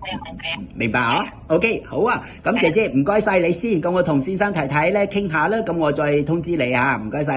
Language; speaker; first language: Cantonese; native; Cantonese